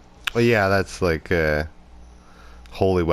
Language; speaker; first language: English; native; English